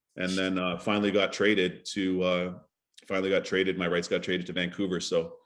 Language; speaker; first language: English; native; English